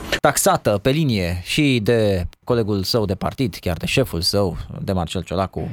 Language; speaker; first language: Romanian; native; Romanian